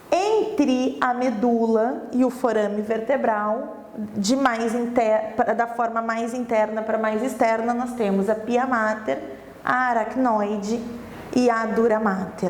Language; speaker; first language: Portuguese; native; Portuguese